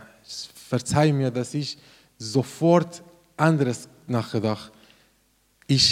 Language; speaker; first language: German; non-native, learner; Persian